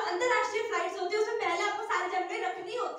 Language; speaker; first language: Hindi; native; Hindi